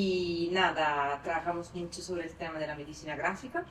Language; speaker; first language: Spanish; non-native, fluent; Italian